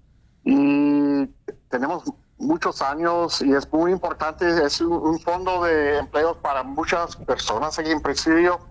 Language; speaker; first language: Spanish; early bilingual, heritage; English